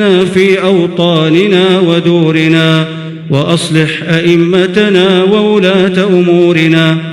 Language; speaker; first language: Arabic; native; Arabic